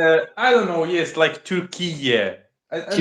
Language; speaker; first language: English; non-native, learner; Russian